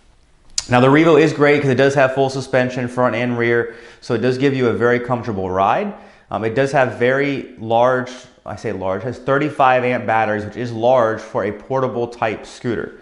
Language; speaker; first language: English; native; English